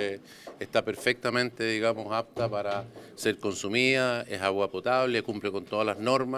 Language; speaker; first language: Spanish; native; Spanish